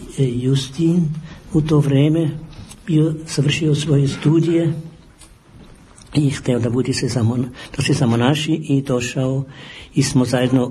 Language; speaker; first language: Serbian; non-native, fluent; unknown